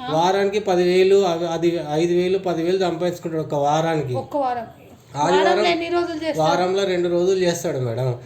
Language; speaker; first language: Telugu; native; Telugu